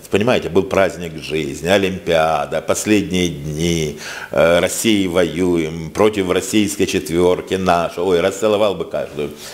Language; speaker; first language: Russian; native; Russian